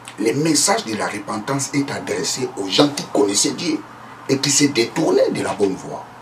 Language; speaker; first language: French; non-native, local second language; Lingala